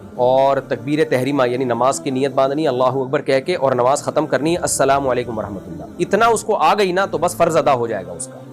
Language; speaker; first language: Urdu; native; Urdu